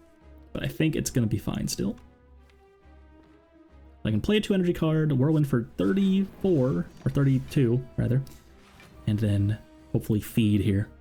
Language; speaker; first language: English; native; English